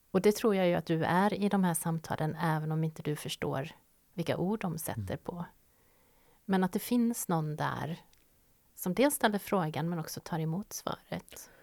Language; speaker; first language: Swedish; native; Swedish